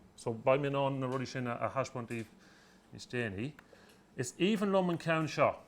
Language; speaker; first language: Irish; non-native, local second language; English